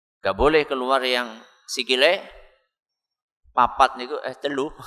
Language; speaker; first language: Indonesian; non-native, local second language; Javanese